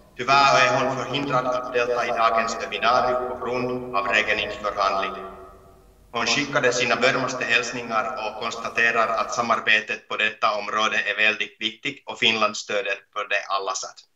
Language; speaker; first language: Swedish; non-native, local second language; Finnish